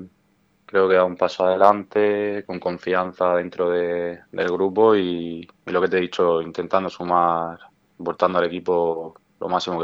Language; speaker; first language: Spanish; native; Spanish